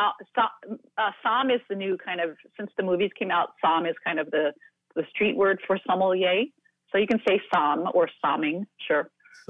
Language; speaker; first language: English; native; English